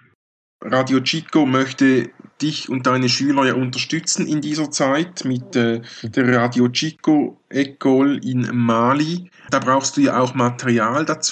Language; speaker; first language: German; native; German